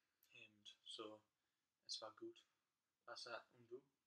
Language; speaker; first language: German; non-native, learner; English